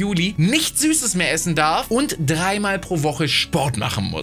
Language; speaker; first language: German; native; German